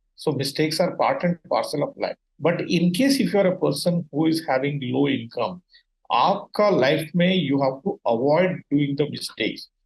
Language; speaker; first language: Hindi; non-native, local second language; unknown